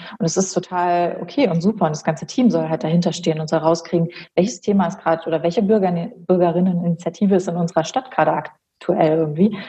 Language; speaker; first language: German; early bilingual, other home language; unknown